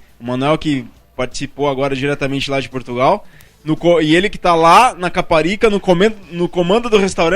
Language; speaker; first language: Portuguese; native; Portuguese